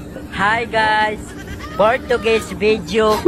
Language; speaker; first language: English; non-native, local second language; Filipino